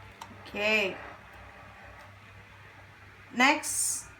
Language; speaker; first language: English; non-native, learner; Indonesian